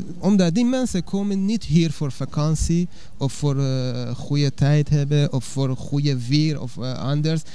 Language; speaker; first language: Dutch; non-native, learner; Persian